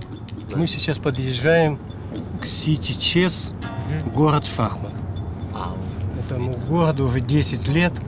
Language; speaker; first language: Russian; native; Russian